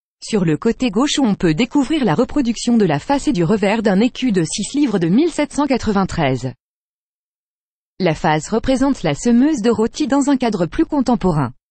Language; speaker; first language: French; native; French